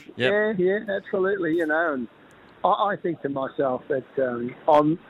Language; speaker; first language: English; native; English